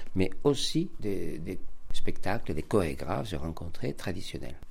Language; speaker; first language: French; non-native, fluent; Spanish